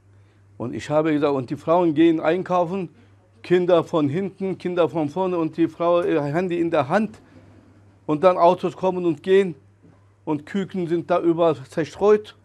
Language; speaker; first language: German; non-native, fluent; Turkish